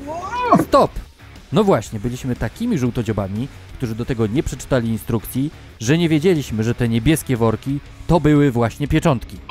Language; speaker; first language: Polish; native; Polish